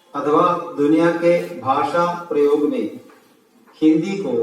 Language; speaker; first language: Hindi; non-native, local second language; Malayalam